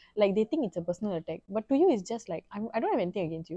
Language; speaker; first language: English; non-native, local second language; Tamil